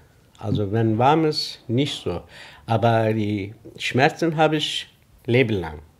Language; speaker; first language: German; non-native, fluent; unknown